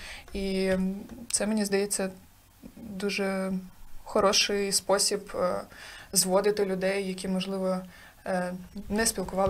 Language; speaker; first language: Ukrainian; native; Ukrainian